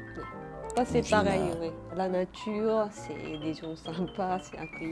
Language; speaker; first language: French; non-native, learner; Japanese